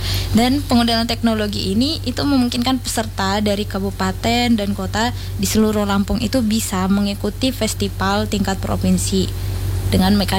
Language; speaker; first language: Indonesian; non-native, local second language; Batak Toba